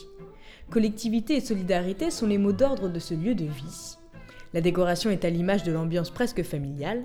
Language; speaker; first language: French; native; French